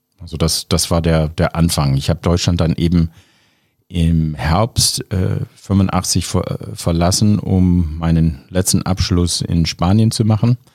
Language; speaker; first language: German; non-native, fluent; English